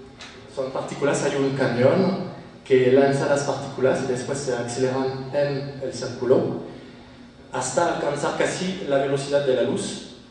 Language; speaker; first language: Spanish; non-native, fluent; French